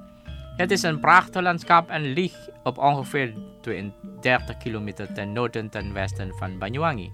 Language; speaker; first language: Dutch; non-native, fluent; Indonesian